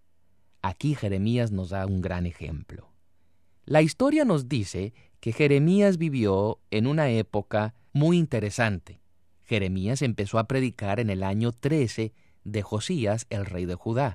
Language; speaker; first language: Spanish; native; Spanish